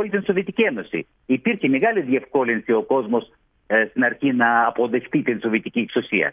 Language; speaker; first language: Greek; early bilingual, heritage; Greek